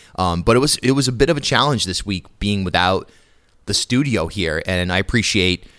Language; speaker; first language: English; native; English